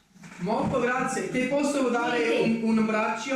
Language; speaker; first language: Italian; non-native, learner; English